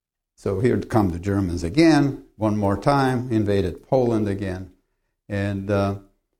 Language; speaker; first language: English; early bilingual, other home language; Polish